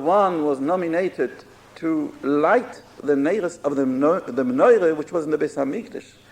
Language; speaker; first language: English; non-native, fluent; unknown